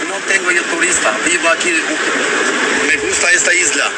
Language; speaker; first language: Spanish; non-native, learner; Albanian